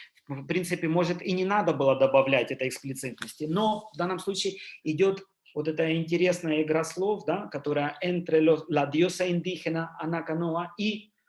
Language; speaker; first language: Russian; native; Russian